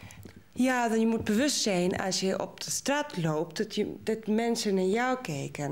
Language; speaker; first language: Dutch; non-native, learner; Spanish